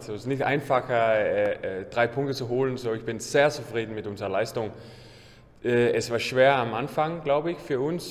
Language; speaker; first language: German; non-native, learner; English